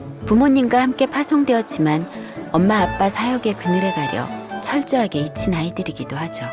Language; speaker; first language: Korean; native; Korean